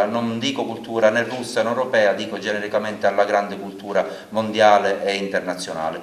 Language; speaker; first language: Italian; native; Italian